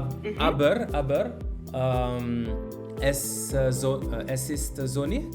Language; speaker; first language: German; non-native, learner; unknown